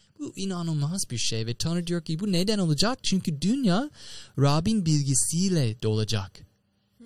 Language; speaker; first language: Turkish; non-native, fluent; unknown